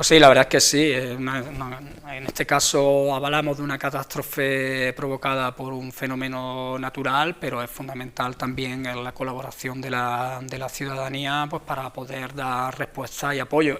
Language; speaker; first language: Spanish; native; Spanish